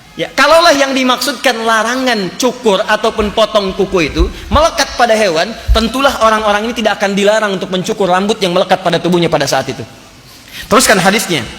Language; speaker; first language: Indonesian; native; Indonesian